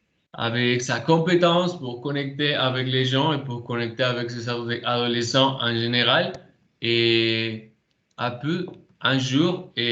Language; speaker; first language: French; non-native, fluent; Spanish